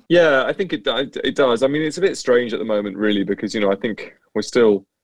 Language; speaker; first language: English; native; English